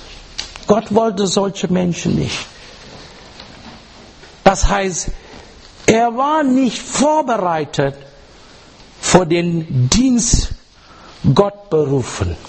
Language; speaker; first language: German; non-native, learner; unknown